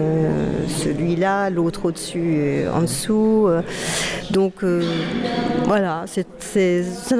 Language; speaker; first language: French; native; French